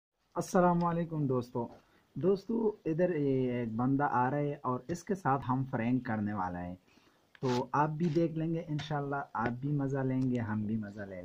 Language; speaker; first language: Hindi; non-native, local second language; Pashto